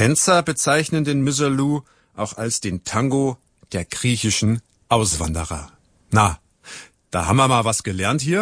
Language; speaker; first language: German; native; German